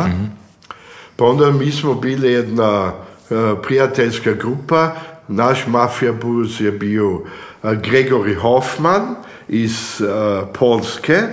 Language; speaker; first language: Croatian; early bilingual, heritage; Croatian